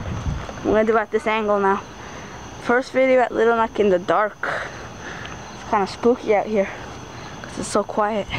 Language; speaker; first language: English; native; English